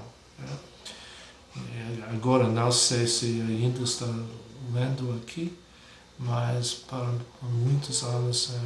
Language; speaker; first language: Portuguese; non-native, fluent; English